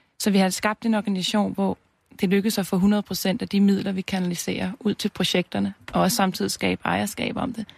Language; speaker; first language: Danish; native; Danish